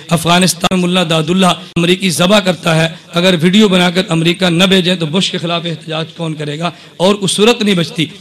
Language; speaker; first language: Urdu; non-native, local second language; Punjabi